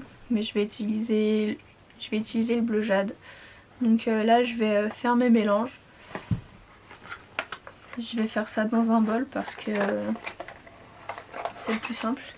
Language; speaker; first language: French; native; French